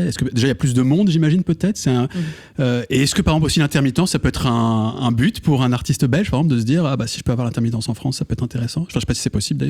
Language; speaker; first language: French; native; French